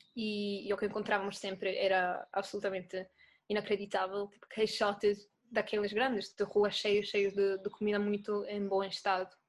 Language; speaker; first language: Portuguese; non-native, fluent; Italian